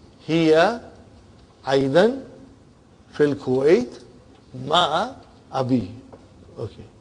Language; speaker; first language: Arabic; non-native, fluent; Urdu